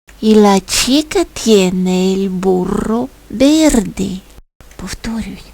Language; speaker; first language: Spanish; non-native, fluent; Ukrainian